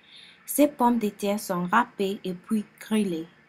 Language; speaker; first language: French; non-native, learner; English